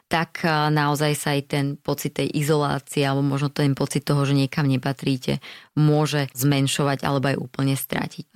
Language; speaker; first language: Slovak; native; Slovak